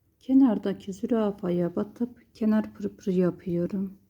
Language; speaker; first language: Turkish; native; Turkish